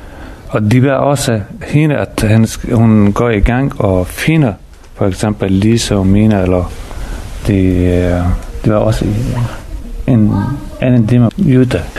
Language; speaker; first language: Danish; non-native, learner; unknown